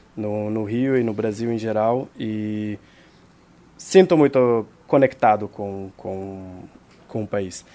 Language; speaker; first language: Portuguese; non-native, fluent; Hebrew